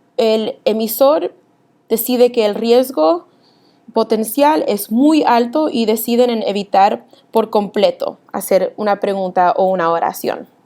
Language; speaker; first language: Spanish; early bilingual, heritage; Spanish